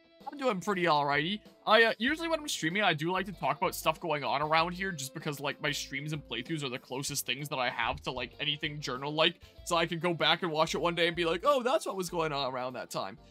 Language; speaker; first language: English; native; English